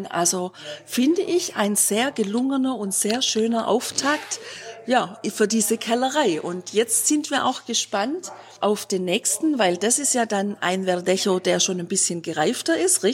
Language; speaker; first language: German; native; German